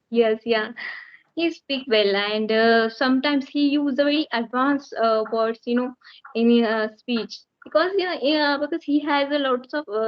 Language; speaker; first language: English; non-native, learner; Marathi